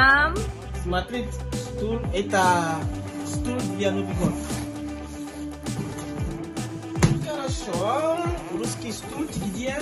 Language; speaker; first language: Russian; non-native, learner; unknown